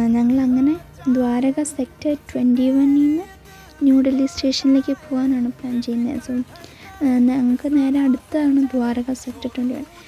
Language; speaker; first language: Malayalam; early bilingual, heritage; Malayalam